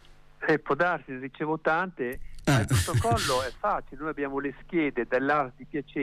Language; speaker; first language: Italian; native; Italian